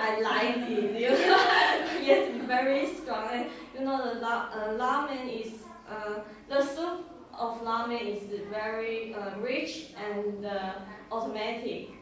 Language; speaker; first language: English; non-native, learner; Chinese